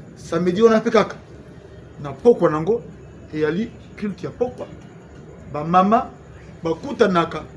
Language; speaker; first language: Lingala; non-native, local second language; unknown